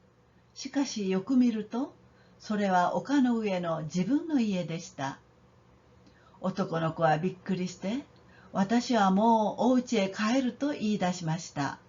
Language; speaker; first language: Japanese; non-native, fluent; Korean